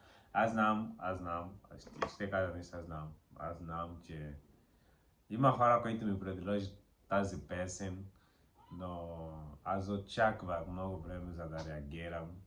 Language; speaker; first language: Bulgarian; non-native, learner; Portuguese